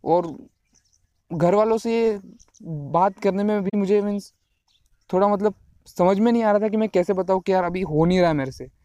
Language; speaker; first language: Hindi; non-native, local second language; Marathi